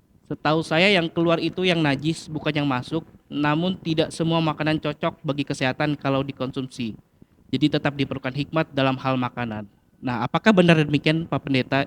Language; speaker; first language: Indonesian; native; Indonesian